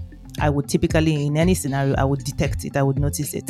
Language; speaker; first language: English; non-native, local second language; Yoruba